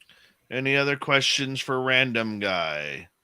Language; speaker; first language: English; native; English